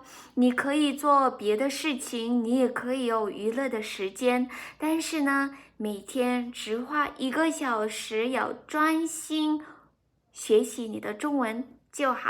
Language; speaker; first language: Chinese; non-native, fluent; Mongolian